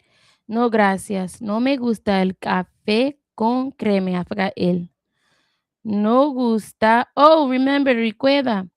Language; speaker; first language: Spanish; non-native, learner; English